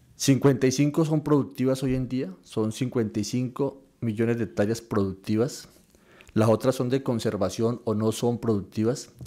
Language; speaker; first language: Spanish; native; Spanish